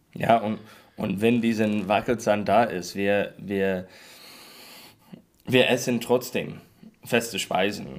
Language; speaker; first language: German; non-native, learner; English